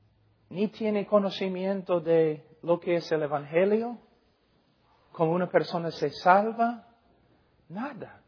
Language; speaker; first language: Spanish; non-native, fluent; English